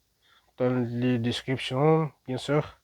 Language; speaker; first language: French; non-native, learner; English